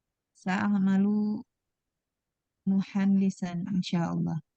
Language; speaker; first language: Arabic; non-native, learner; Indonesian